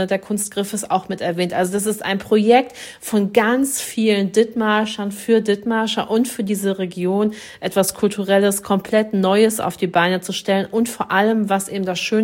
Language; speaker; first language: German; native; German